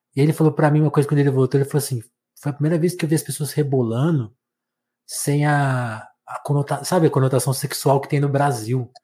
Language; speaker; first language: Portuguese; native; Portuguese